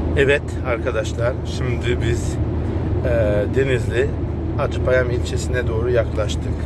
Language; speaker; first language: Turkish; early bilingual, heritage; Turkish